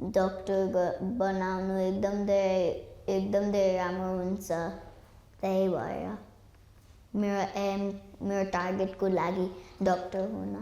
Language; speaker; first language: Nepali; early bilingual, heritage; Nepali